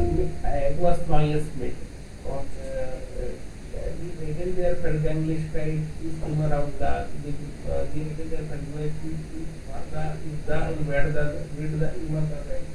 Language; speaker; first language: German; non-native, learner; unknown